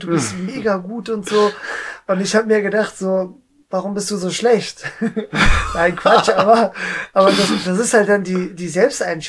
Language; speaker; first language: German; native; German